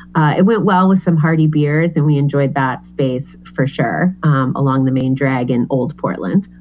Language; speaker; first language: English; native; English